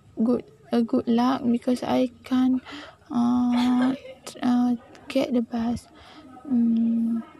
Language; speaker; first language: English; non-native, learner; Malay